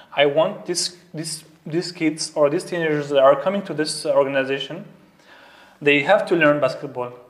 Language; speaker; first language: English; non-native, fluent; Arabic